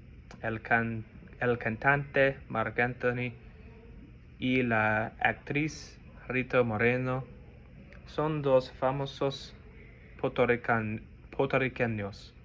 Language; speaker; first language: Spanish; non-native, learner; English